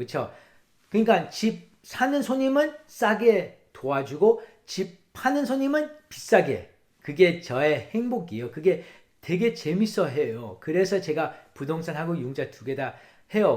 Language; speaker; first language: Korean; early bilingual, heritage; English